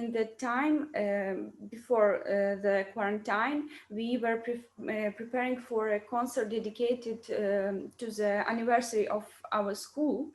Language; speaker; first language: English; non-native, learner; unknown